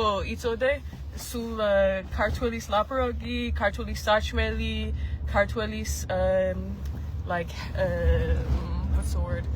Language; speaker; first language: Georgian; early bilingual, heritage; Georgian